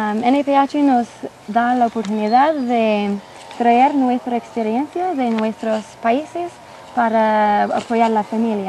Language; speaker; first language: Spanish; non-native, fluent; English